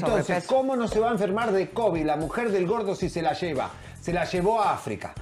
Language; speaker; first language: Spanish; native; Spanish